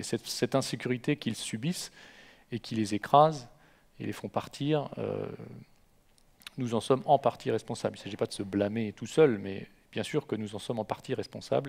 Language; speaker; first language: French; native; French